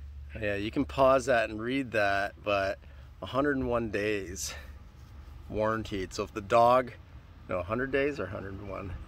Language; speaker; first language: English; native; English